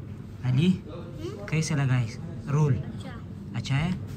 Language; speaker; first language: Hindi; non-native, learner; Pashto